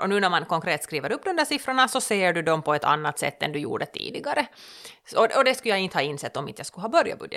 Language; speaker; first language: Swedish; native; Swedish